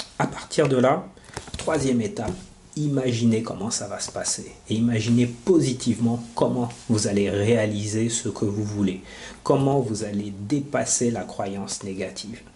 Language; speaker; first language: French; native; French